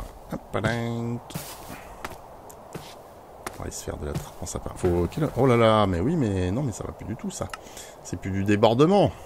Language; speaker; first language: French; native; French